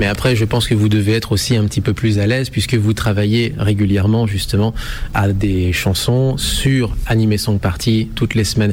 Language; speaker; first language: French; native; French